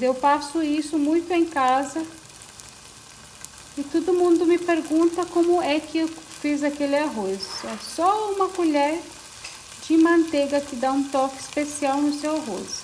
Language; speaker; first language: Portuguese; non-native, fluent; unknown